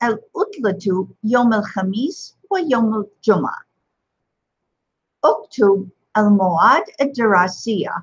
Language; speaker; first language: Arabic; non-native, fluent; English